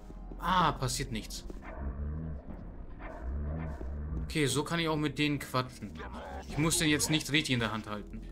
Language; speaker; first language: German; native; German